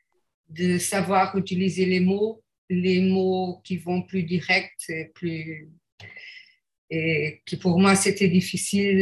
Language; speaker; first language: French; non-native, fluent; Portuguese